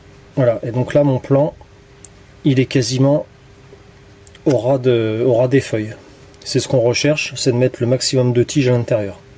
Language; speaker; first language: French; native; French